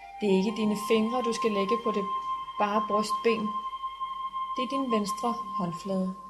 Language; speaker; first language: Danish; native; Danish